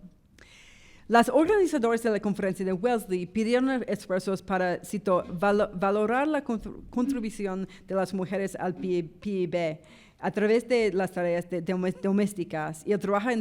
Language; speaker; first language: Spanish; non-native, fluent; English